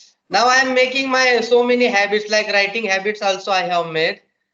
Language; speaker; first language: English; non-native, local second language; Marathi